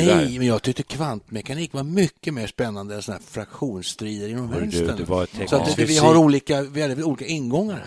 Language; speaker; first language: Swedish; native; Swedish